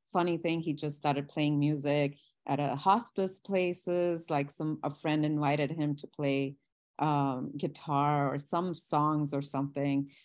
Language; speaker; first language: English; non-native, local second language; Gujarati